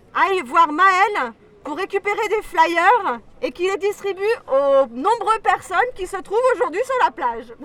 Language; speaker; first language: French; native; French